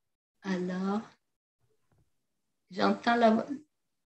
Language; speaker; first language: French; non-native, fluent; Italian